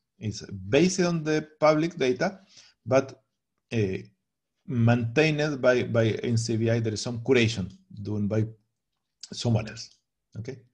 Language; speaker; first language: English; non-native, fluent; Spanish